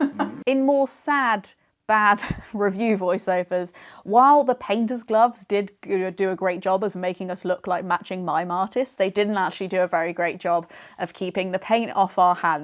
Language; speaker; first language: English; native; English